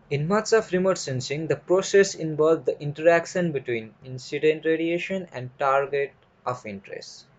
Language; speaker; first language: English; non-native, local second language; Nepali